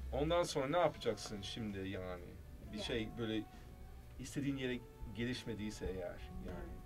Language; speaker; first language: Turkish; early bilingual, heritage; Turkish